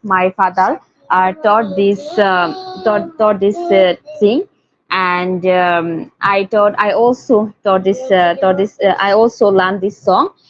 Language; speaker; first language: English; non-native, learner; Bangla